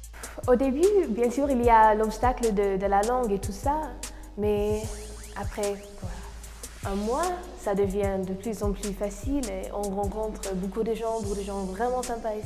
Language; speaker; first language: French; non-native, fluent; English